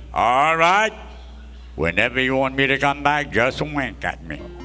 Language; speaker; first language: English; early bilingual, other home language; French